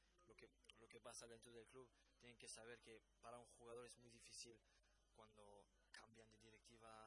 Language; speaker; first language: Spanish; non-native, fluent; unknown